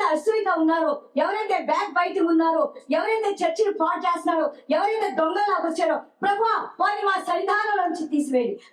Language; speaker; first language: Telugu; native; Telugu